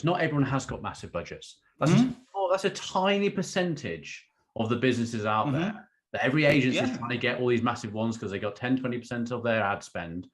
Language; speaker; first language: English; native; English